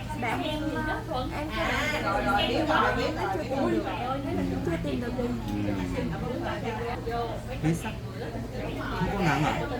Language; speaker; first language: Vietnamese; non-native, learner; Korean